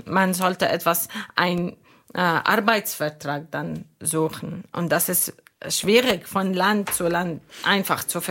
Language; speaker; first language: German; non-native, local second language; Arabic